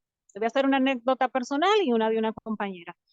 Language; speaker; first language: Spanish; native; Spanish